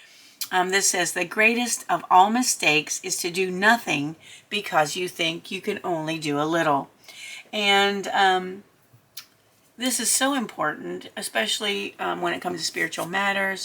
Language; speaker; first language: English; native; English